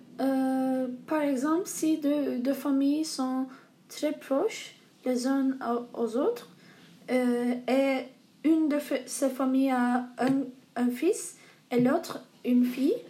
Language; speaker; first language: French; non-native, learner; Turkish